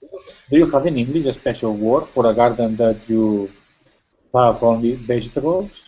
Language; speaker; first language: English; non-native, fluent; Spanish